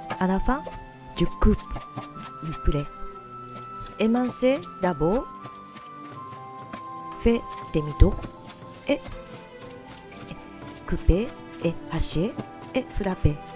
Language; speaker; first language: French; non-native, learner; Japanese